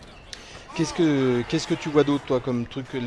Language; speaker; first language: French; native; French